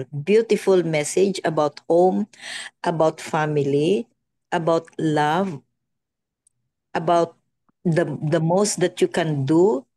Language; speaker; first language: English; non-native, local second language; Filipino